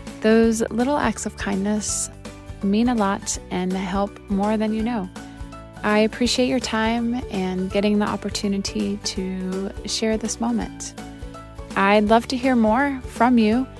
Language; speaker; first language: English; native; English